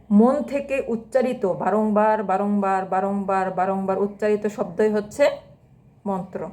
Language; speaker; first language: Bangla; non-native, local second language; Garo